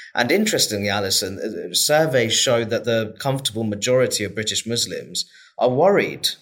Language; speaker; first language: English; native; English